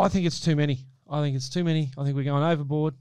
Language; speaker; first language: English; native; English